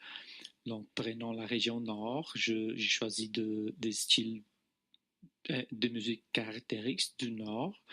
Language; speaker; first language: French; non-native, fluent; Portuguese